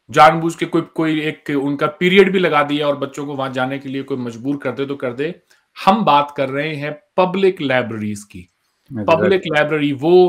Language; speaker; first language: Hindi; native; Hindi